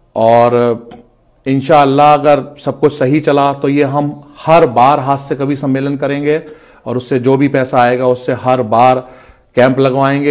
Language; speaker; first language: Hindi; native; Hindi